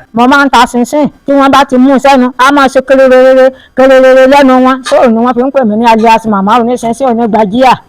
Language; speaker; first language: Yoruba; native; Yoruba